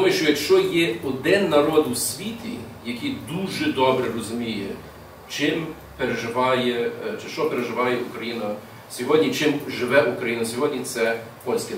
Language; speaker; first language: Ukrainian; early bilingual, heritage; English